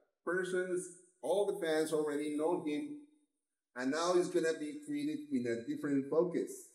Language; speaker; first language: English; non-native, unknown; Spanish